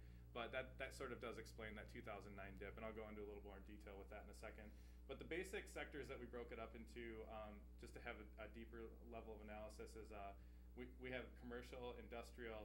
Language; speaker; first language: English; native; English